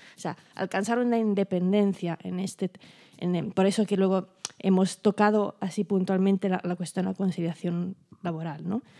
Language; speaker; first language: Spanish; non-native, fluent; Italian